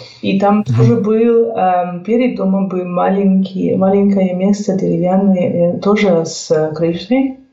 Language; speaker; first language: Russian; non-native, fluent; German